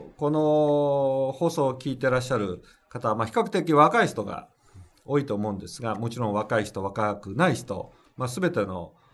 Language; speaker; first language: Japanese; native; Japanese